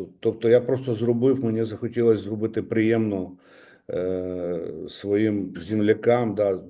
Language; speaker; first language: Ukrainian; native; Ukrainian